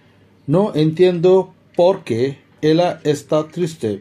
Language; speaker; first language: Spanish; non-native, fluent; Bangla